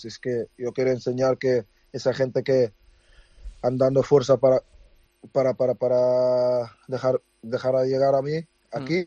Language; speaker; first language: Spanish; non-native, fluent; Dutch